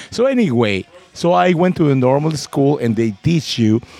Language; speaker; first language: English; non-native, fluent; Spanish